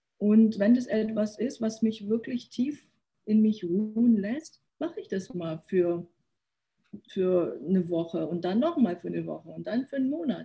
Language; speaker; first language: German; early bilingual, other home language; Korean